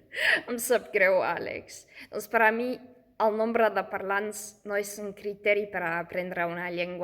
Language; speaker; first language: Catalan; non-native, fluent; German